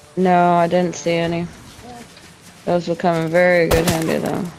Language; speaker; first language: English; native; English